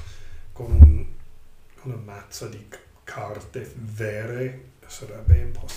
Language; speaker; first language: Italian; non-native, learner; English